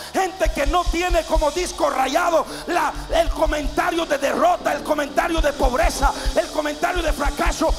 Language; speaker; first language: Spanish; native; Spanish